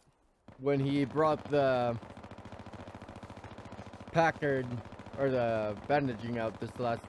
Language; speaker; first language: English; native; English